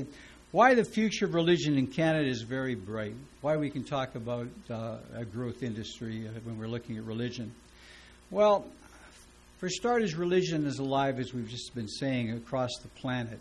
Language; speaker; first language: English; native; English